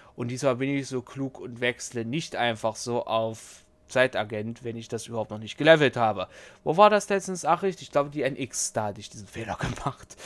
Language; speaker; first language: German; native; German